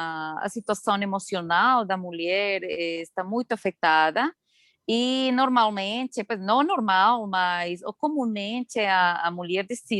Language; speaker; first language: Portuguese; non-native, learner; Spanish